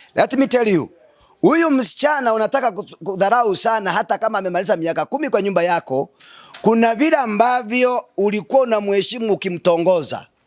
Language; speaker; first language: Swahili; non-native, local second language; Gusii